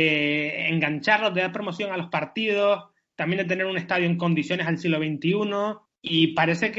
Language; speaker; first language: Spanish; native; Spanish